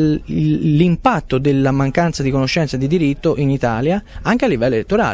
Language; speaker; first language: Italian; native; Italian